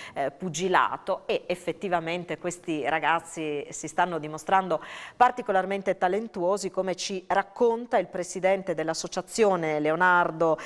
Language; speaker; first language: Italian; native; Italian